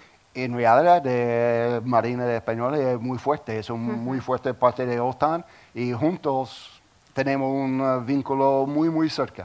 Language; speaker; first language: Spanish; non-native, learner; English